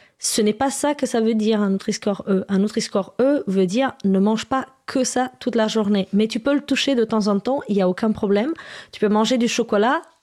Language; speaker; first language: French; non-native, fluent; Romanian